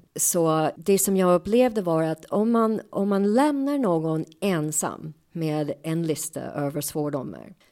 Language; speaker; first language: Swedish; non-native, fluent; English